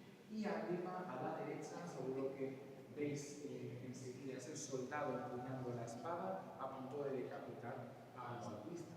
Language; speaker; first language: Spanish; native; Spanish